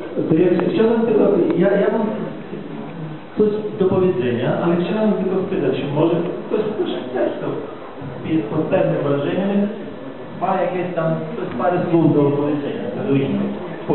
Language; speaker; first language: Polish; non-native, learner; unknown